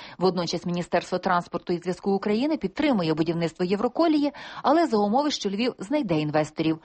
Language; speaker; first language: Ukrainian; native; Ukrainian